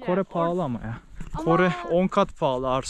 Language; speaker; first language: Turkish; native; Turkish